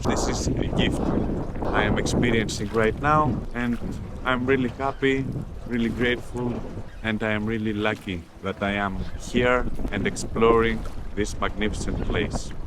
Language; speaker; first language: English; non-native, fluent; Greek